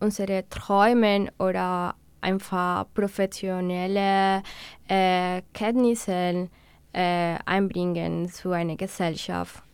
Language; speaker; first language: German; non-native, learner; Spanish